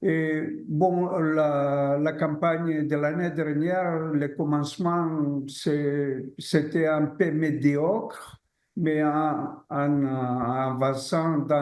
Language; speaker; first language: French; non-native, fluent; Greek